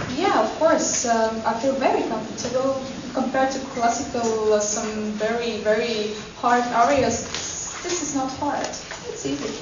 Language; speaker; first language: English; non-native, fluent; Estonian